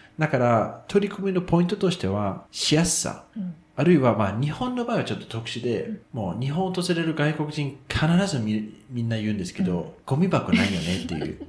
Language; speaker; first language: Japanese; non-native, fluent; Danish